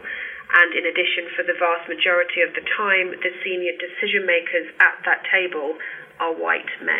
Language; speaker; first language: English; native; English